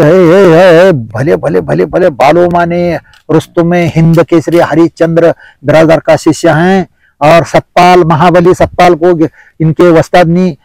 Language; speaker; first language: Hindi; non-native, local second language; Marathi